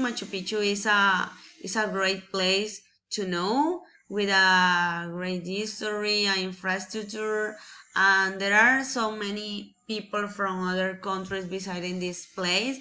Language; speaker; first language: English; non-native, learner; Spanish